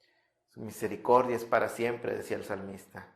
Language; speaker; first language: Spanish; native; Spanish